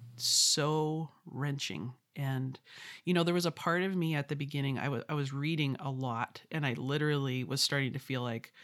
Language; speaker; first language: English; native; English